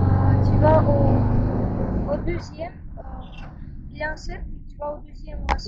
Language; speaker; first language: French; non-native, learner; Russian